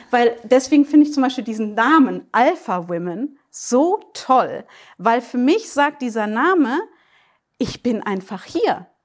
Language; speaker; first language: German; native; German